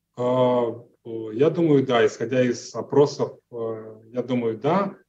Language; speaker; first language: Russian; non-native, local second language; Romanian